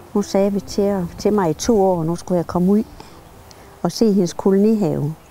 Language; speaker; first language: Danish; native; Danish